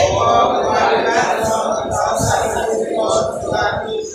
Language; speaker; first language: French; non-native, local second language; Haitian Creole